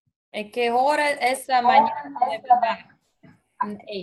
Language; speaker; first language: Spanish; non-native, learner; Latvian